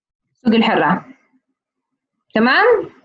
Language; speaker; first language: Arabic; native; Arabic